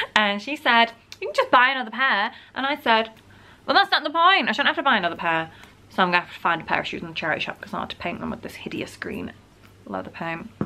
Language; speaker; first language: English; native; English